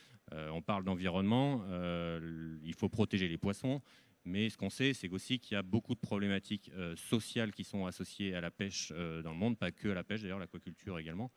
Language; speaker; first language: French; native; French